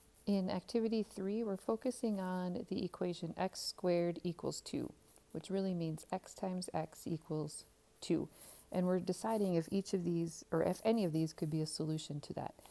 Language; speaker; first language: English; native; English